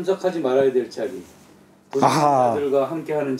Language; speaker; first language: Korean; native; Korean